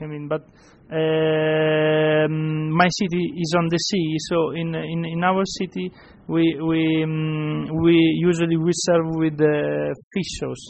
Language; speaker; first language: English; non-native, fluent; Italian